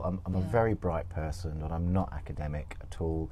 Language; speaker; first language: English; native; English